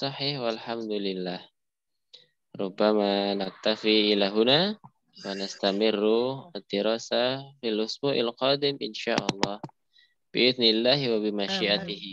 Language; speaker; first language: Arabic; non-native, fluent; Indonesian